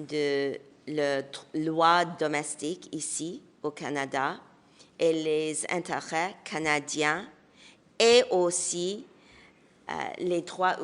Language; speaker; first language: French; non-native, local second language; English